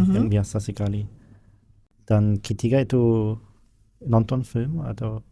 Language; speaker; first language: Indonesian; non-native, learner; German